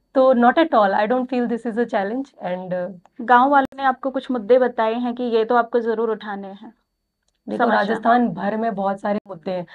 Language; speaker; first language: Hindi; native; Hindi